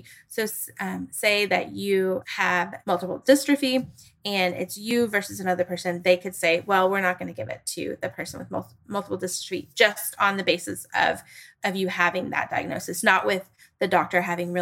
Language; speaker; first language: English; native; English